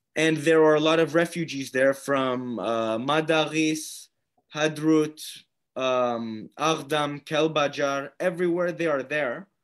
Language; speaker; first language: English; native; English